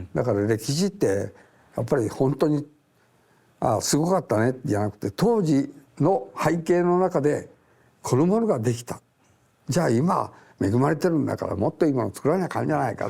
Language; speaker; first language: Japanese; native; Japanese